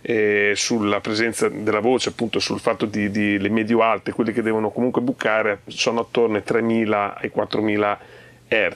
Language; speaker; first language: Italian; native; Italian